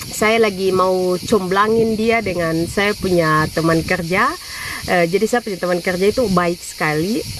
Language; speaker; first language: Indonesian; native; Indonesian